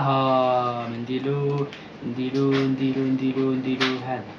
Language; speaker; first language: Arabic; native; Arabic